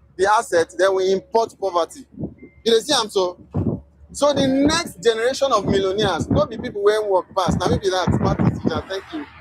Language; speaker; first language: Nigerian Pidgin; native; Nigerian Pidgin